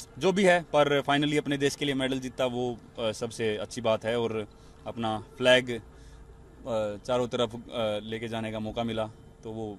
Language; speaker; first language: Hindi; native; Hindi